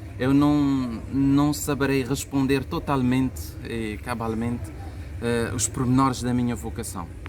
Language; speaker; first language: Portuguese; non-native, local second language; Kabuverdianu